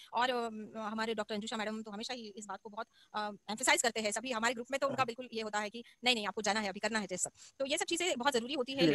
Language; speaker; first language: Hindi; non-native, local second language; Marathi